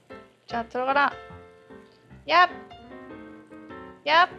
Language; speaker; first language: Korean; non-native, fluent; Japanese